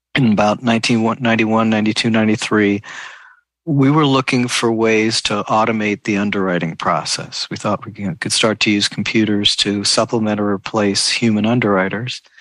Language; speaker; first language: English; native; English